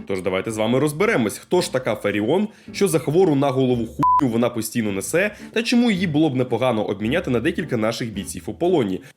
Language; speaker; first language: Ukrainian; non-native, local second language; Russian